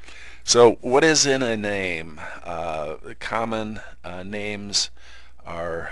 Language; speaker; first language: English; native; English